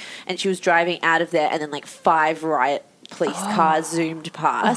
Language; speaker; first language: English; native; English